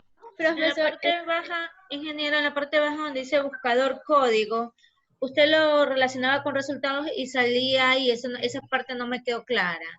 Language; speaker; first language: Spanish; native; Spanish